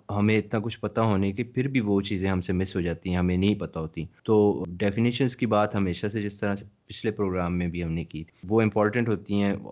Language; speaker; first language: Urdu; native; Urdu